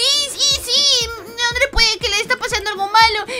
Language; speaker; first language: Spanish; native; Spanish